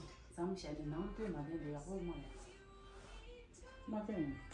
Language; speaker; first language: German; non-native, learner; Tibetan